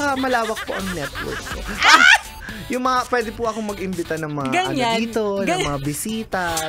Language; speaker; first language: Filipino; native; Filipino